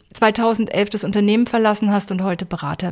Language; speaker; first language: German; native; German